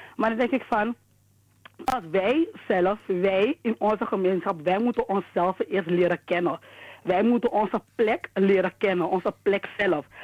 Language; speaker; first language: Dutch; native; Dutch